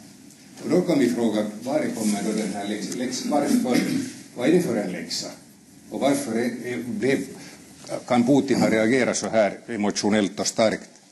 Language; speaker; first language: Swedish; native; Swedish